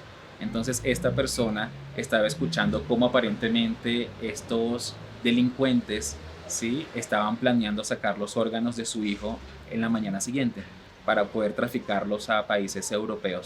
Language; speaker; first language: Spanish; native; Spanish